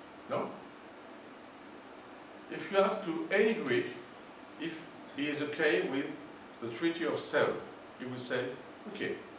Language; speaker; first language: English; non-native, fluent; Greek